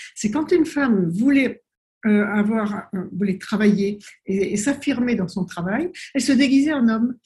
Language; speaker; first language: French; native; French